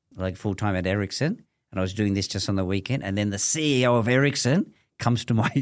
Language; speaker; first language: English; native; English